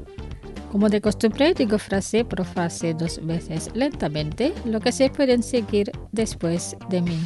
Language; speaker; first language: Spanish; non-native, fluent; Indonesian